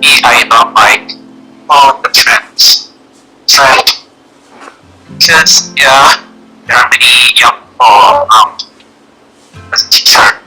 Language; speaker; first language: English; non-native, learner; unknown